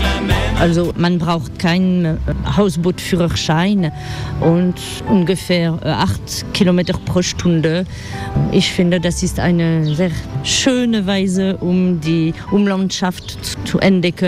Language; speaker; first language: German; non-native, fluent; French